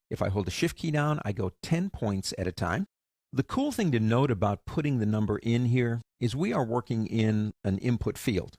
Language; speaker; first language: English; native; English